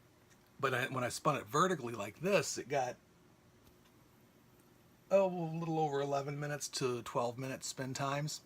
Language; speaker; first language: English; native; English